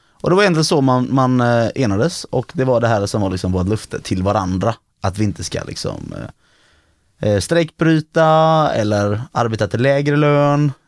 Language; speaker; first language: Swedish; native; Swedish